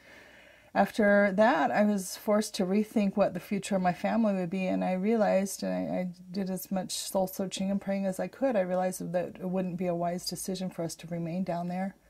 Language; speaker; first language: English; native; English